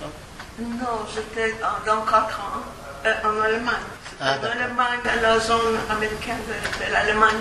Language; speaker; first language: French; non-native, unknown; Polish